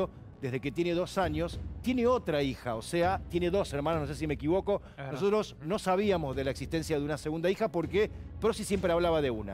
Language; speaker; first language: Spanish; native; Spanish